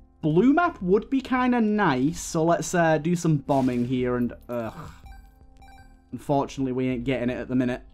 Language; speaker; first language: English; native; English